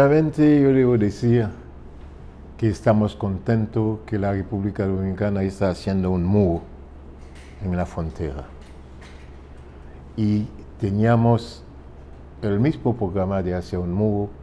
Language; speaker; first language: Spanish; non-native, fluent; French